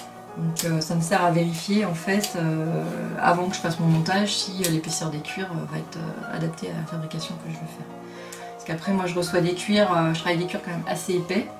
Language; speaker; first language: French; native; French